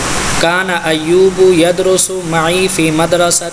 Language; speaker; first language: Arabic; non-native, fluent; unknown